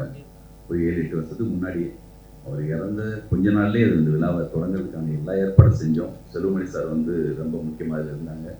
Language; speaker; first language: Tamil; native; Tamil